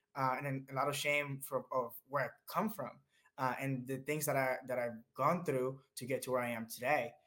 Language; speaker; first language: English; early bilingual, other home language; Spanish